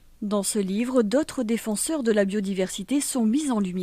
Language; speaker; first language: French; native; French